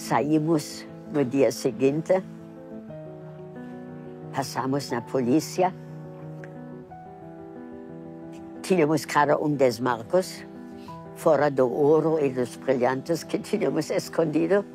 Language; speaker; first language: Portuguese; non-native, fluent; German